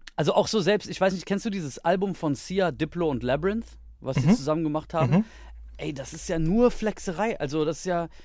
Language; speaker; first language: German; early bilingual, heritage; Greek